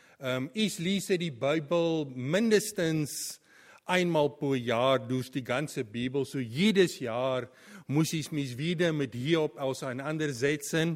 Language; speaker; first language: German; non-native, fluent; Afrikaans